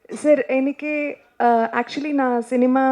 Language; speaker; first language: Tamil; non-native, learner; Kannada